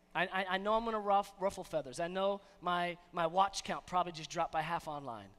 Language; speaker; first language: English; native; English